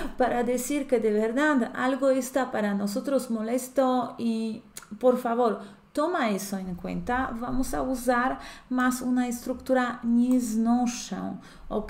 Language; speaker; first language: Spanish; non-native, fluent; Polish